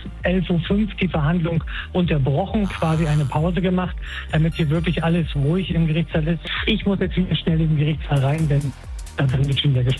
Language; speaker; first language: German; native; German